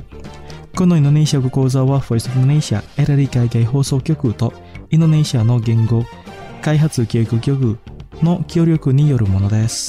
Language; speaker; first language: Japanese; non-native, fluent; Indonesian